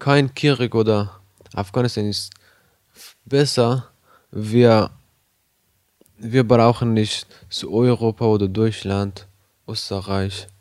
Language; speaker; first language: German; non-native, learner; Persian